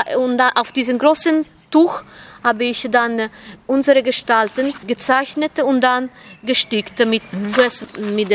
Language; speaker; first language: German; non-native, fluent; Italian